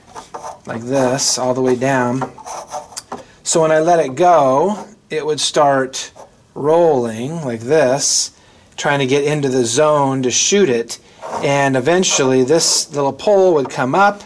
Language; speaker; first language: English; native; English